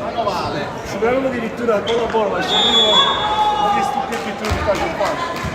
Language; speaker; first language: Italian; native; Italian